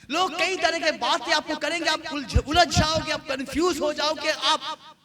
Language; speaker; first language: Hindi; non-native, local second language; Bangla